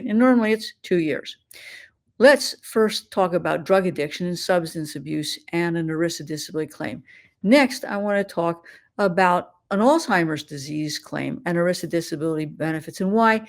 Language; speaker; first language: English; native; English